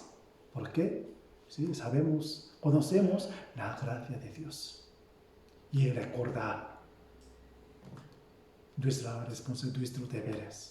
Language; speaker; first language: Spanish; non-native, fluent; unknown